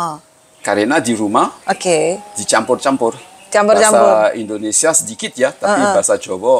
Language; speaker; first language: Indonesian; early bilingual, heritage; Javanese